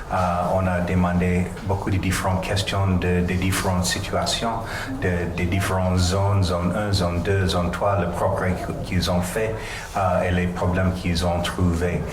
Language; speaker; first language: French; non-native, fluent; English